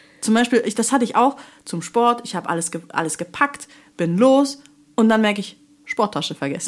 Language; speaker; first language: German; native; German